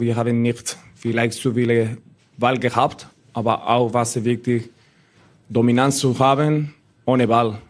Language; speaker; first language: German; non-native, learner; Spanish